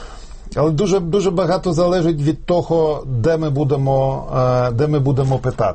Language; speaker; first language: Ukrainian; non-native, fluent; Polish